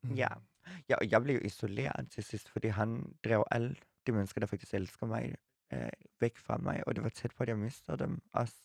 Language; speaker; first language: Danish; early bilingual, other home language; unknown